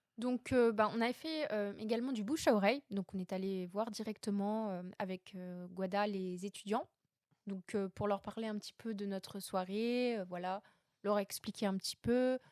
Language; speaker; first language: French; native; French